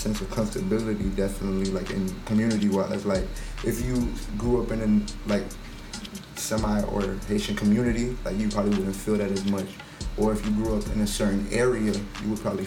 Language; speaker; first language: English; native; English